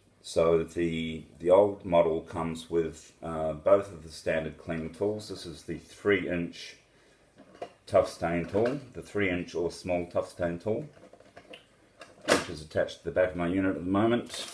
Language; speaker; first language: English; native; English